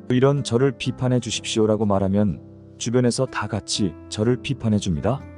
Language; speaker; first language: Korean; native; Korean